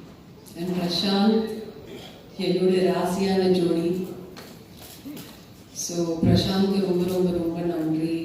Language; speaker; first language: Tamil; non-native, fluent; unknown